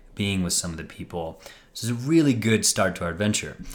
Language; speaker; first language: English; native; English